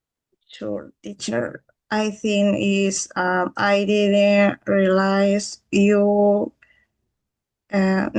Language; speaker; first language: English; non-native, learner; Spanish